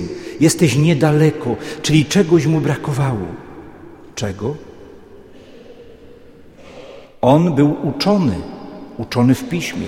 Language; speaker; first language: Polish; native; Polish